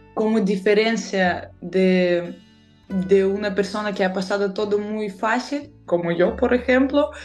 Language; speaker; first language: Spanish; non-native, fluent; Russian